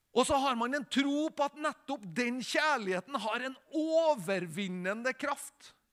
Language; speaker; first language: Norwegian; native; Norwegian